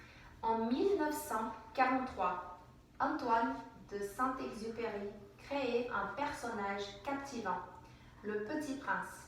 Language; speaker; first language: French; non-native, fluent; English